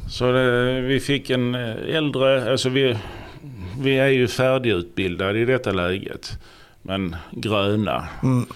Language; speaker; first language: Swedish; native; Swedish